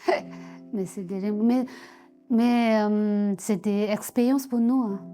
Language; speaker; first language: French; non-native, learner; Tibetan